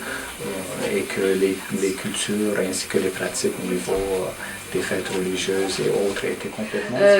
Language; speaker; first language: French; early bilingual, other home language; Turkish